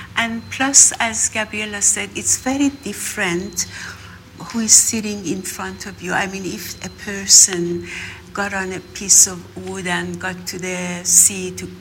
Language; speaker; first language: English; non-native, fluent; Persian